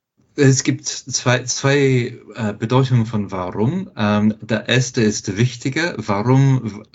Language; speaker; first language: German; non-native, fluent; English